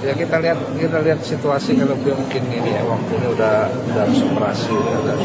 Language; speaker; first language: Indonesian; native; Indonesian